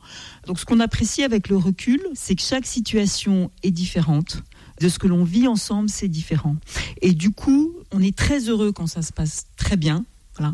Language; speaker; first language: French; native; French